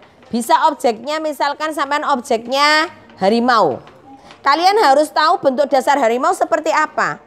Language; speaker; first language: Indonesian; non-native, local second language; Javanese